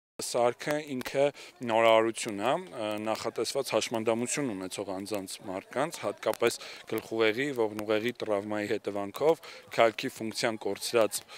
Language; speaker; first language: Armenian; native; Armenian